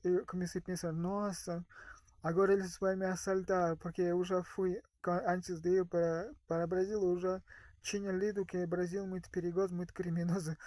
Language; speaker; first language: Portuguese; non-native, fluent; Russian